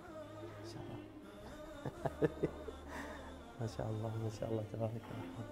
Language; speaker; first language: Arabic; native; Arabic